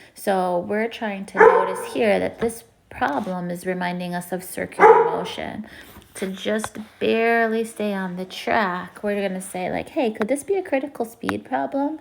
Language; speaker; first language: English; native; English